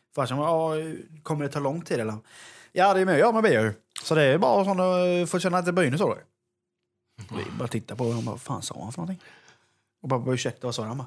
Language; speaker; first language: Swedish; native; Swedish